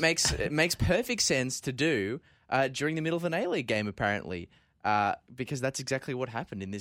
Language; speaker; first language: English; native; English